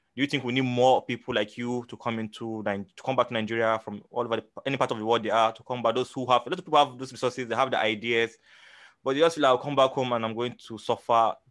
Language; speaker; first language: English; non-native, local second language; Hausa